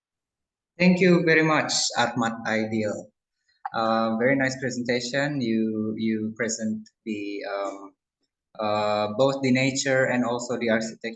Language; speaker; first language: English; non-native, local second language; Indonesian